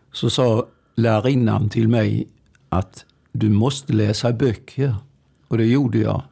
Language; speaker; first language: Swedish; early bilingual, other home language; German